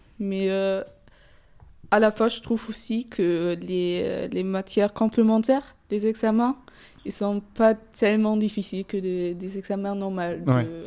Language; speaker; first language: French; non-native, fluent; German